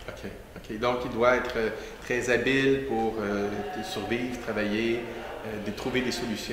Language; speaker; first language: French; native; French